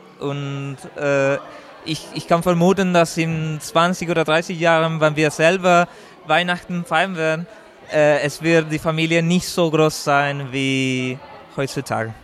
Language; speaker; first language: German; non-native, learner; Spanish